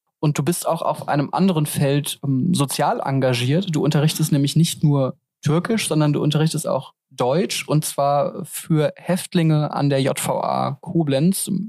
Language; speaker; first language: German; native; German